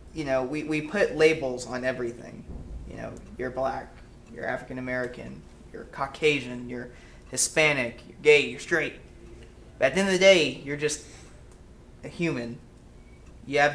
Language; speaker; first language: English; native; English